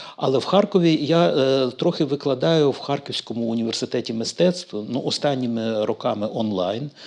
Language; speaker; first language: Ukrainian; native; Ukrainian